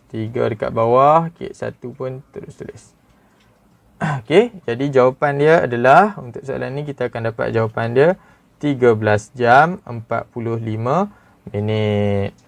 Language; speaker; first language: Malay; native; Malay